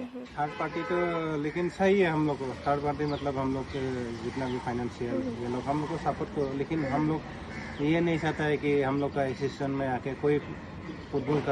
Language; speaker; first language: Hindi; non-native, local second language; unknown